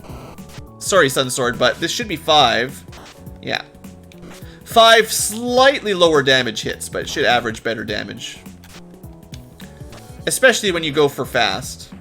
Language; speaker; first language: English; native; English